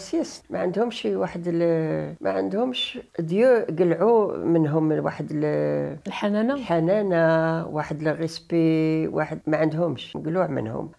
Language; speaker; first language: French; non-native, learner; Arabic